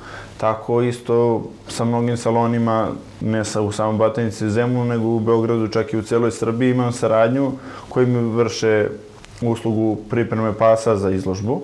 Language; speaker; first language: Serbian; native; Serbian